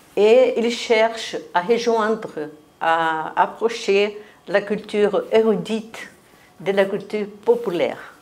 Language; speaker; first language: French; non-native, fluent; Portuguese